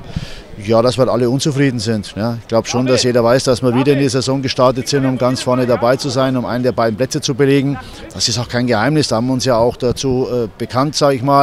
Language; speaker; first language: German; native; German